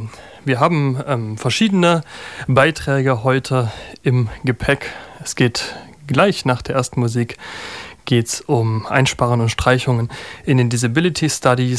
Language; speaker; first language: German; native; German